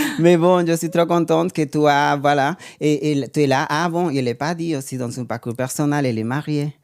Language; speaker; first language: French; non-native, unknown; Spanish